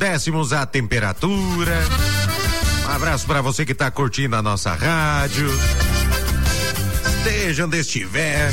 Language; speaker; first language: Portuguese; native; Portuguese